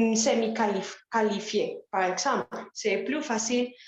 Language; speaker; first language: French; non-native, learner; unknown